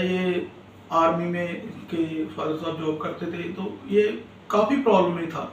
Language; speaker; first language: Hindi; non-native, local second language; Punjabi